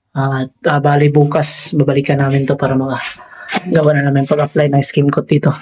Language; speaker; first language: Filipino; non-native, local second language; Cebuano